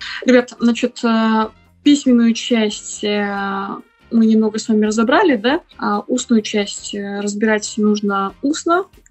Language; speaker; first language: Russian; native; Russian